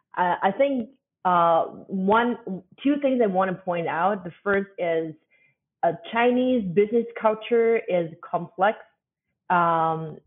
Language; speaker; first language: English; non-native, fluent; Chinese